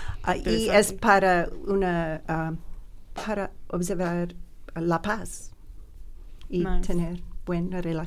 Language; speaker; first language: Spanish; non-native, learner; English